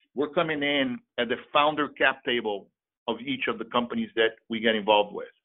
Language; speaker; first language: English; non-native, fluent; Portuguese